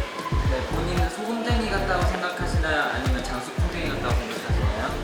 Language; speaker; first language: Korean; non-native, learner; Chinese